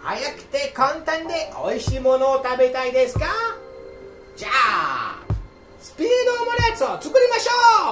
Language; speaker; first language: Japanese; non-native, learner; French